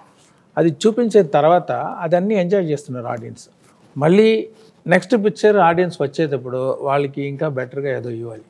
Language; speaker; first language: Telugu; non-native, fluent; Tamil